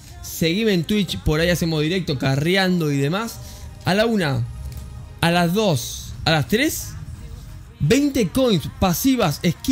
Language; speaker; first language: Spanish; native; Spanish